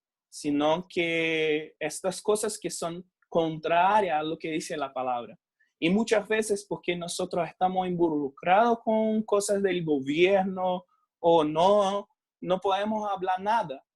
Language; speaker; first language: Spanish; non-native, fluent; Portuguese